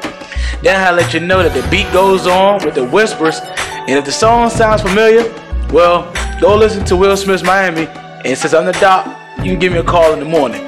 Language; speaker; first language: English; native; English